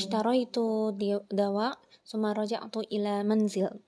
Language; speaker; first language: Arabic; non-native, learner; Indonesian